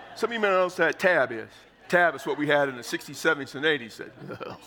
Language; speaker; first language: English; native; English